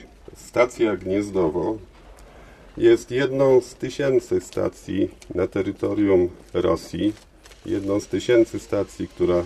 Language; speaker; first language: Polish; native; Polish